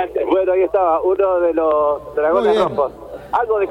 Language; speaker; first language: Spanish; native; Spanish